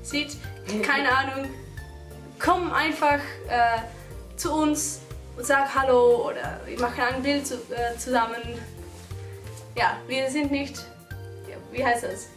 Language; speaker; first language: German; non-native, fluent; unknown